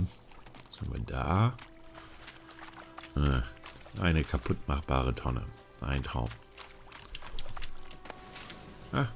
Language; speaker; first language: German; native; German